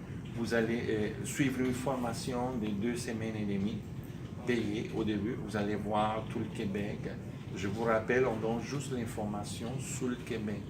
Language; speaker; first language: French; native; French